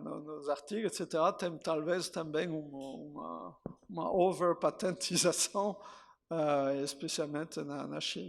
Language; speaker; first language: Portuguese; non-native, fluent; French